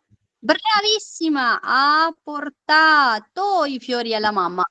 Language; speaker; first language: Italian; non-native, fluent; Urdu